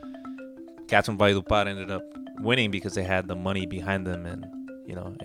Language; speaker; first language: English; native; English